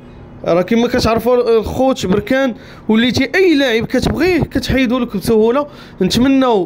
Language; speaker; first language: Arabic; native; Arabic